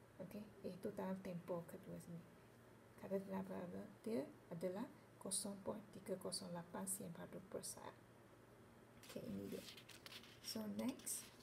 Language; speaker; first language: Malay; non-native, local second language; Chinese